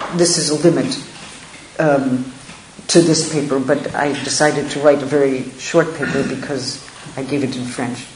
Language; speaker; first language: English; native; English